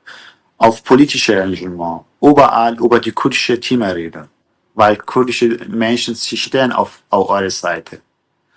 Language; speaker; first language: German; non-native, fluent; Kurdish